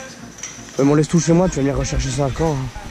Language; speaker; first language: French; native; French